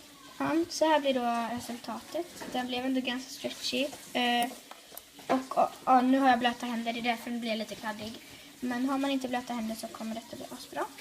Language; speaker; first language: Swedish; native; Swedish